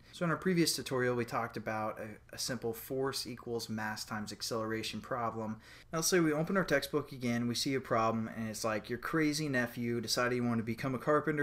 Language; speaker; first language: English; native; English